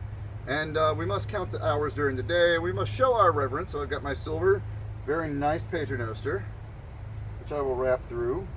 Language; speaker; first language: English; native; English